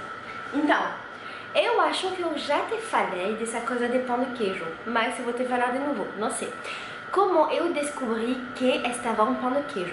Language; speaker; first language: Portuguese; non-native, fluent; French